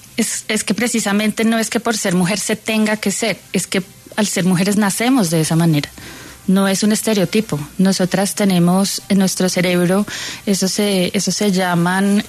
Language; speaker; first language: Spanish; native; Spanish